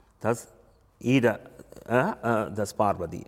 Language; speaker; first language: German; non-native, learner; Tamil